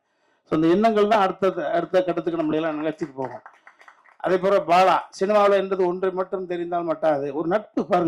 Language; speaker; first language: Tamil; native; Tamil